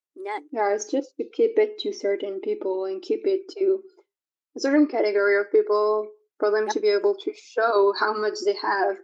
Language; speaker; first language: English; non-native, fluent; French